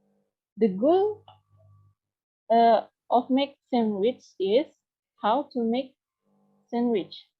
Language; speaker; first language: English; non-native, learner; Indonesian